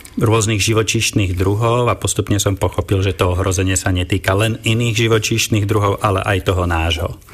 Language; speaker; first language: Slovak; native; Slovak